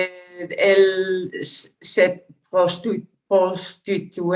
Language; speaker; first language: French; non-native, learner; Spanish